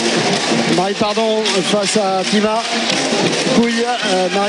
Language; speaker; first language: French; native; French